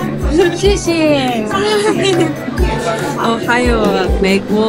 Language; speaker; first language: Chinese; non-native, learner; English